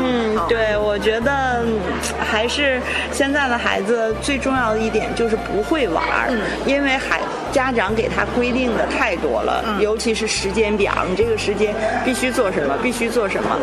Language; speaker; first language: Chinese; native; Chinese